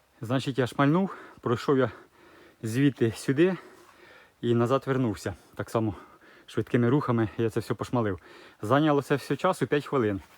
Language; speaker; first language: Ukrainian; native; Ukrainian